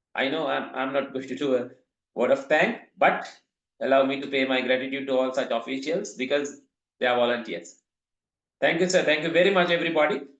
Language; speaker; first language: English; non-native, local second language; Sinhala